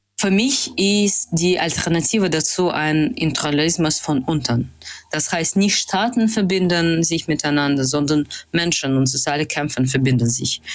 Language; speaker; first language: German; non-native, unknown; Russian